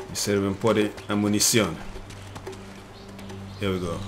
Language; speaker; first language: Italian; early bilingual, heritage; Italian